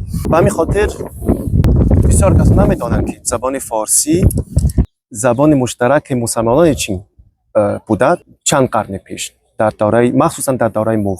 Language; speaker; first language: Persian; non-native, fluent; Chinese